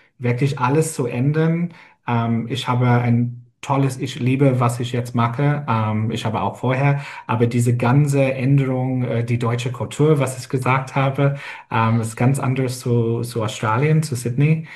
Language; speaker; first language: German; non-native, fluent; English